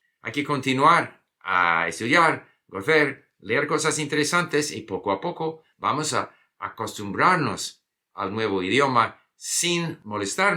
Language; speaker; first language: Spanish; non-native, fluent; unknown